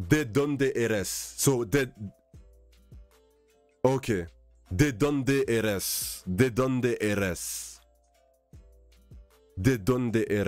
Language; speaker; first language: Spanish; non-native, learner; English